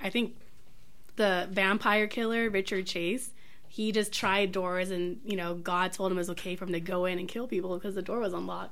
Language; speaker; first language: English; native; English